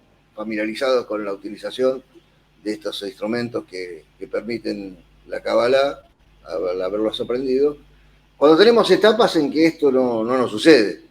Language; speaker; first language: Spanish; native; Spanish